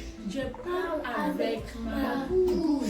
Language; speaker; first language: French; non-native, learner; Igbo